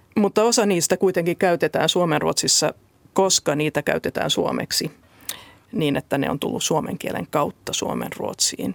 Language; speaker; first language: Finnish; non-native, local second language; Swedish